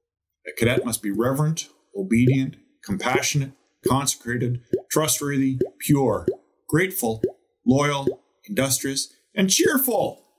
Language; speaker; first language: English; native; English